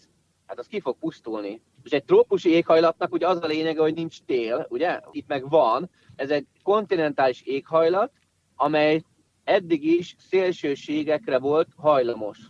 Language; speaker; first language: Hungarian; native; Hungarian